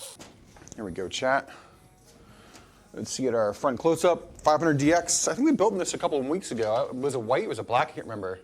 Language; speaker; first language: English; native; English